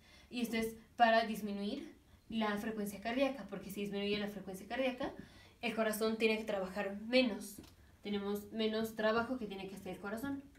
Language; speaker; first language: Spanish; native; Spanish